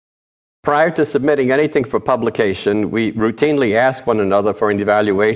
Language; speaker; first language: English; early bilingual, other home language; Polish